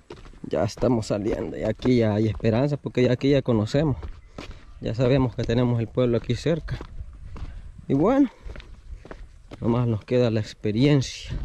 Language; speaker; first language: Spanish; native; Spanish